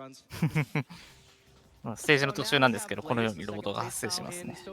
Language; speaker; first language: Japanese; native; Japanese